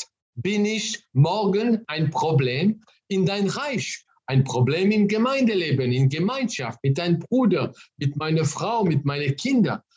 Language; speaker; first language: German; non-native, fluent; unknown